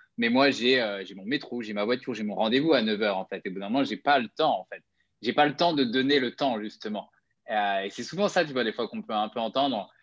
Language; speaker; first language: French; native; French